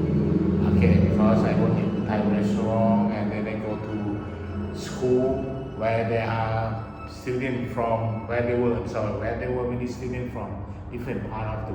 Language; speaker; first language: English; early bilingual, other home language; Thai